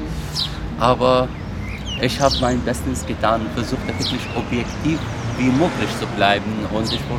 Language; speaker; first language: German; non-native, fluent; Arabic